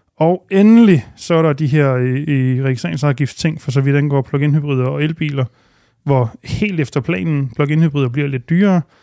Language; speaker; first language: Danish; native; Danish